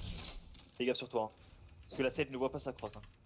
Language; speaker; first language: French; native; French